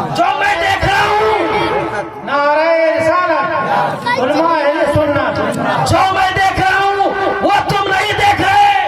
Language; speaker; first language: Urdu; native; Urdu